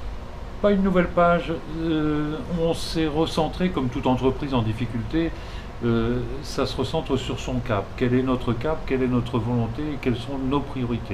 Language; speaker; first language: French; native; French